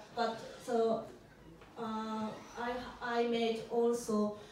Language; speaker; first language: English; non-native, learner; Japanese